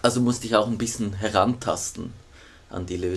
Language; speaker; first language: German; native; German